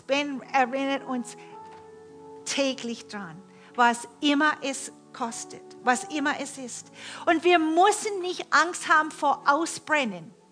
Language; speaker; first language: German; non-native, fluent; English